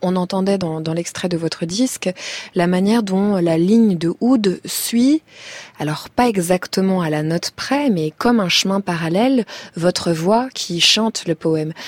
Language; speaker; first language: French; native; French